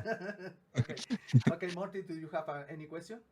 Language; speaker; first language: English; non-native, learner; Spanish